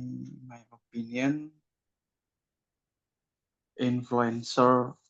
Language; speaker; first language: English; non-native, learner; Indonesian